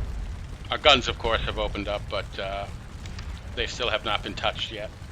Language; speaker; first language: English; native; English